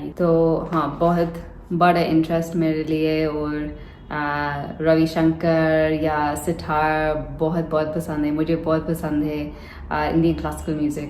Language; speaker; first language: Hindi; non-native, learner; English